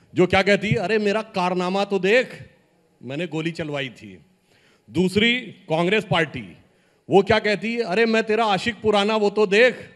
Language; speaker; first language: Hindi; native; Hindi